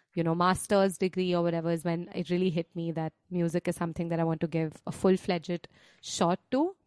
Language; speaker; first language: English; non-native, local second language; Hindi